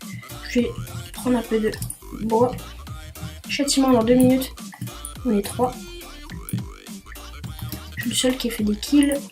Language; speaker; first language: French; native; French